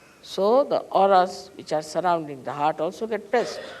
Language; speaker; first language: English; non-native, local second language; Hindi